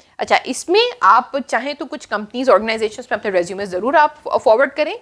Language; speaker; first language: Urdu; native; Urdu